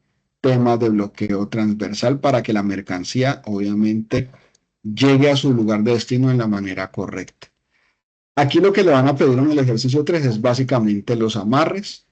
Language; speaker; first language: Spanish; native; Spanish